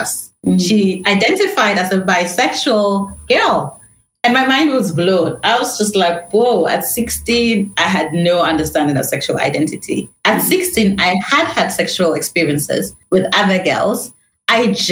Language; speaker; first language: English; non-native, local second language; Akan